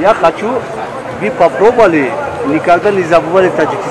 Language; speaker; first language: Russian; non-native, learner; Tajik